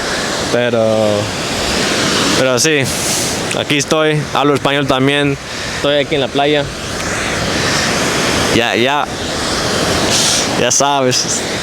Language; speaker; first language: Spanish; early bilingual, heritage; English